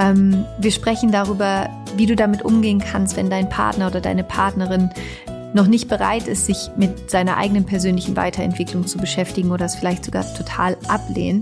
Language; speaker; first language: German; native; German